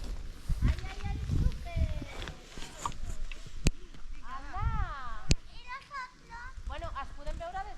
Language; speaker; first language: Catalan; non-native, local second language; Spanish